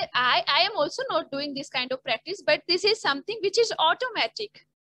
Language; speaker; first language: English; non-native, learner; Hindi